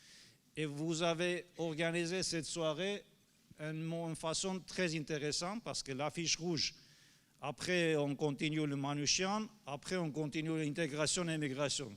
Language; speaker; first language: French; non-native, fluent; Armenian